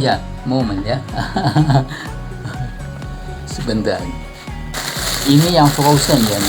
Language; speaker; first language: Indonesian; non-native, local second language; Dutch